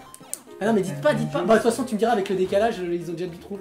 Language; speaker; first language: French; native; French